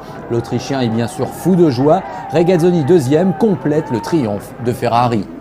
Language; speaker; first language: French; native; French